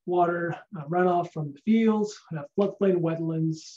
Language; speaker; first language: English; non-native, fluent; Spanish